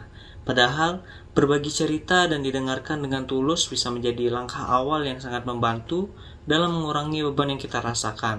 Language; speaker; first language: Indonesian; native; Indonesian